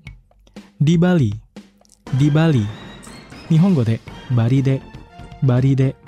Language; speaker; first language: Japanese; non-native, fluent; Indonesian